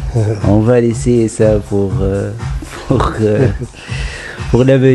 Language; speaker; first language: French; non-native, local second language; Arabic